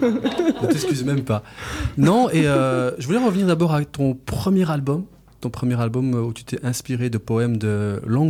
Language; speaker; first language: French; native; French